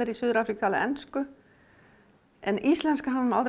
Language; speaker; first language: Icelandic; non-native, fluent; Afrikaans